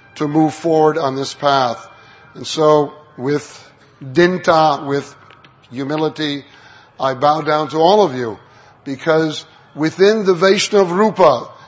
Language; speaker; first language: English; native; English